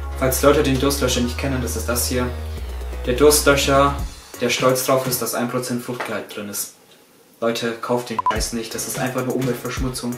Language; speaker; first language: German; early bilingual, other home language; Turkish